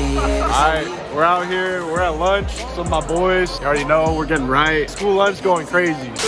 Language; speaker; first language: English; native; English